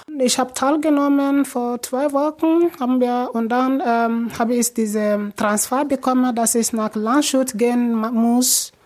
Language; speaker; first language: German; non-native, learner; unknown